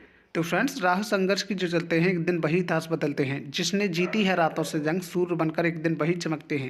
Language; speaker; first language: Hindi; native; Hindi